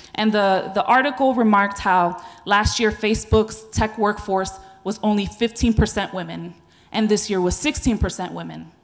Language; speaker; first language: English; native; English